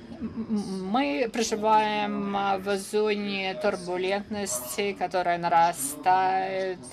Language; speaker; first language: Russian; non-native, local second language; Armenian